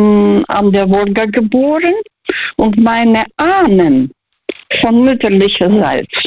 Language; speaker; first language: German; non-native, fluent; Russian